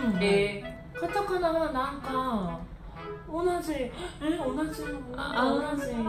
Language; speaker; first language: Japanese; non-native, learner; Korean